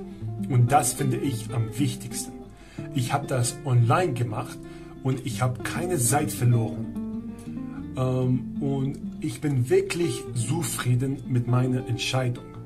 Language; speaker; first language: German; non-native, learner; Persian